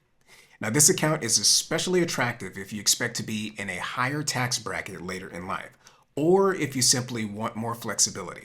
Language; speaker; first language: English; native; English